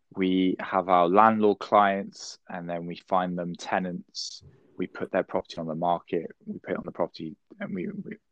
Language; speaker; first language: English; native; English